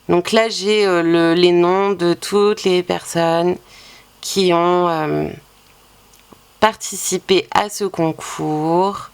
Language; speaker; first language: French; native; French